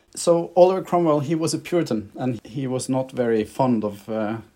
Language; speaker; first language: English; non-native, fluent; Norwegian